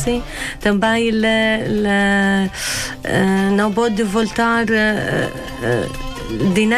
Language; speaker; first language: Portuguese; non-native, learner; Arabic